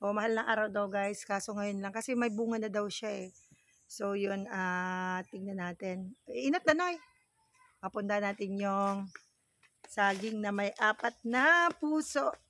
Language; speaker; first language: Filipino; non-native, local second language; Bikol